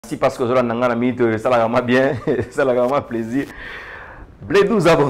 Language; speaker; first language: French; non-native, local second language; Swahili